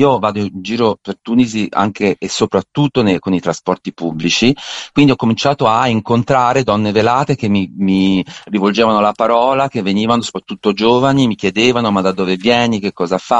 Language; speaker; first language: Italian; native; Italian